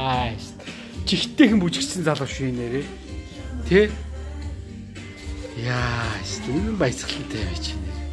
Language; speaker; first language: Mongolian; native; Mongolian